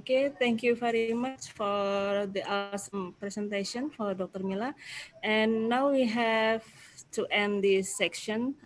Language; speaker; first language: English; non-native, fluent; Indonesian